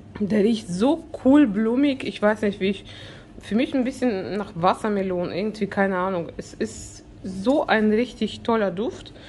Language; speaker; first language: German; early bilingual, other home language; Russian